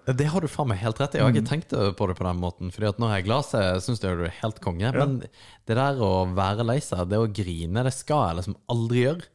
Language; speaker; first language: Norwegian; native; Norwegian